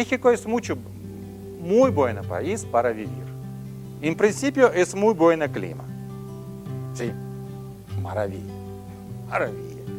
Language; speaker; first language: Spanish; non-native, learner; Russian